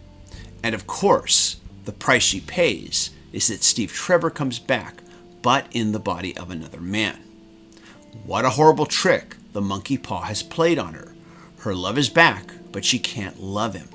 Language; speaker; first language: English; native; English